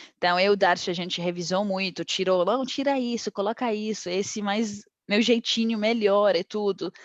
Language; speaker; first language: Portuguese; non-native, fluent; Arabic